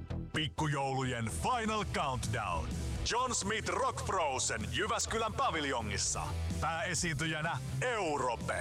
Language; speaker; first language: Finnish; native; Finnish